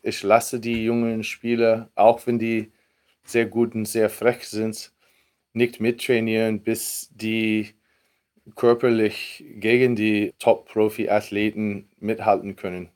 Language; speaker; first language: German; non-native, fluent; English